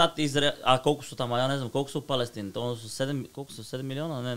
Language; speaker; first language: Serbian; non-native, learner; Bulgarian